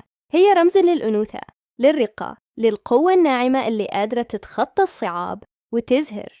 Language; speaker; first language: Arabic; native; Arabic